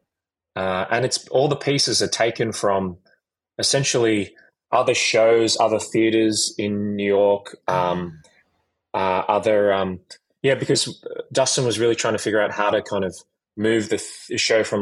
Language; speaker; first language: English; native; English